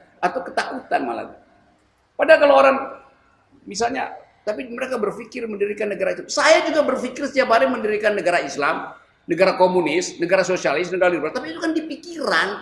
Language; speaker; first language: Indonesian; native; Indonesian